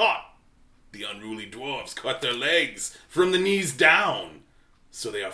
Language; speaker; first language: English; native; English